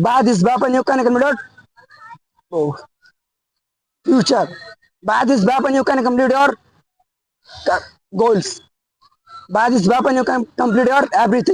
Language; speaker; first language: English; non-native, learner; Hindi